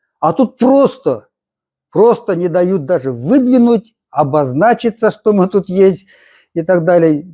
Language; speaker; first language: Russian; non-native, local second language; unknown